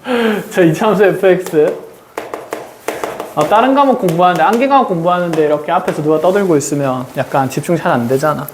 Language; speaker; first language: Korean; native; Korean